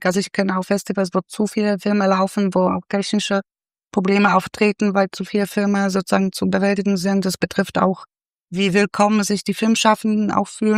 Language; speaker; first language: German; non-native, fluent; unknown